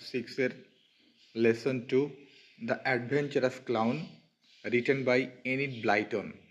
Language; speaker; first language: English; non-native, local second language; Bangla